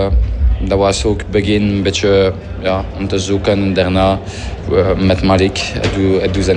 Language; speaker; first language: Dutch; non-native, fluent; French